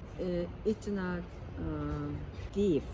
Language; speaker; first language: English; non-native, learner; Korean